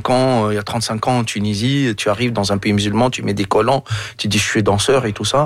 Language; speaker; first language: French; non-native, local second language; Arabic